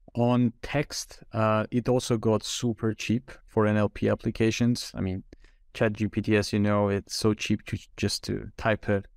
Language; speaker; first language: English; non-native, fluent; Armenian